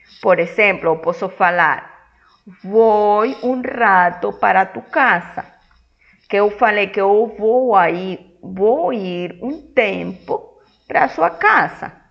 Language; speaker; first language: Portuguese; non-native, fluent; Spanish